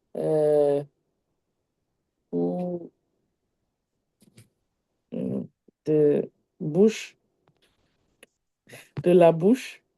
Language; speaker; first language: French; non-native, learner; English